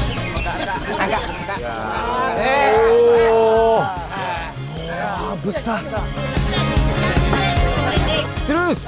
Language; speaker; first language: Indonesian; non-native, fluent; Japanese